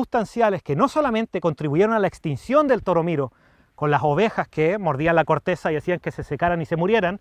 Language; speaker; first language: Spanish; native; Spanish